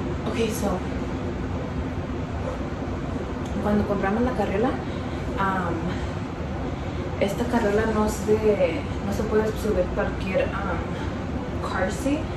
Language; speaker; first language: Spanish; early bilingual, heritage; Spanish